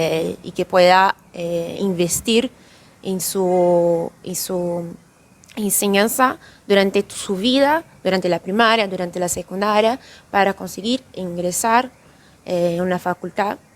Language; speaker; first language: Spanish; non-native, fluent; Portuguese